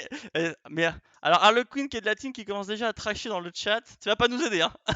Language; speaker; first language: French; native; French